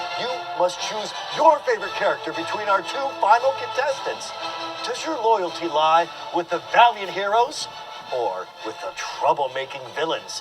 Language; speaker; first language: English; native; English